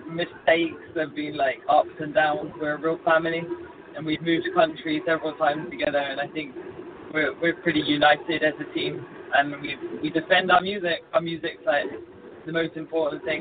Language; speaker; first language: English; native; English